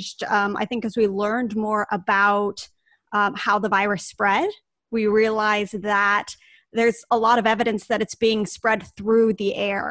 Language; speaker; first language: English; native; English